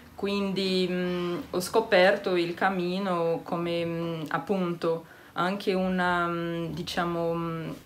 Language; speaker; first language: Italian; non-native, fluent; Portuguese